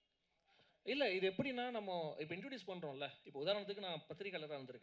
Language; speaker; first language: Tamil; native; Tamil